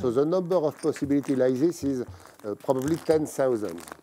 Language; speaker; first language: English; non-native, fluent; French